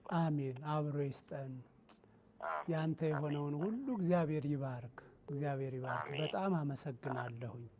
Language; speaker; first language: Amharic; native; Amharic